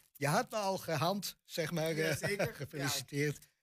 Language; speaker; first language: Dutch; native; Dutch